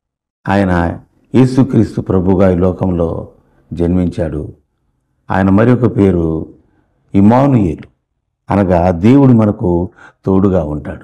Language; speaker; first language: Telugu; native; Telugu